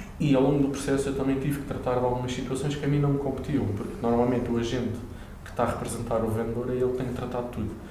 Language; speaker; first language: Portuguese; native; Portuguese